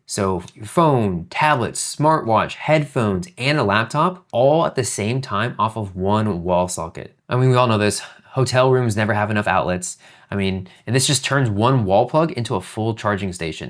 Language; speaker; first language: English; native; English